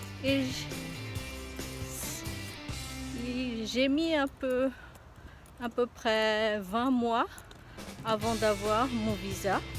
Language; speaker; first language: French; non-native, fluent; Bangla